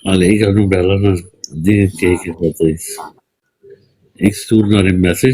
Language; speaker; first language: Dutch; non-native, fluent; Punjabi